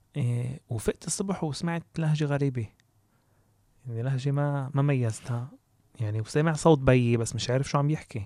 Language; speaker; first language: Arabic; native; Arabic